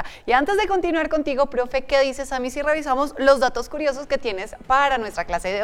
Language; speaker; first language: Spanish; native; Spanish